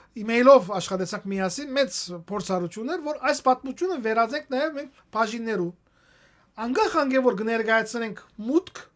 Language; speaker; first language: Armenian; native; Armenian